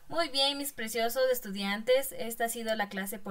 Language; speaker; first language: Spanish; non-native, fluent; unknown